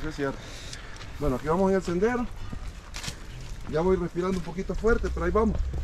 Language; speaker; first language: Spanish; native; Spanish